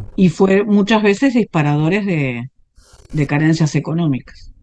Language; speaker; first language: Spanish; native; Spanish